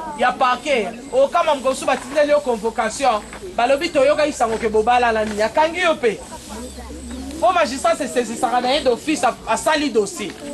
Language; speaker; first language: Lingala; non-native, local second language; Kongo